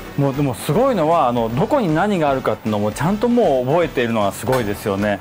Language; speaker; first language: Japanese; native; Japanese